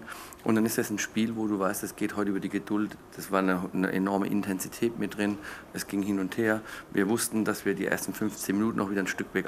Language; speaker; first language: German; native; German